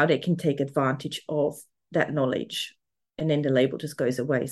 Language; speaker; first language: English; non-native, fluent; German